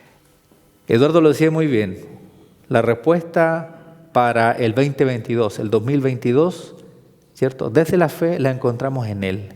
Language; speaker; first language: Spanish; native; Spanish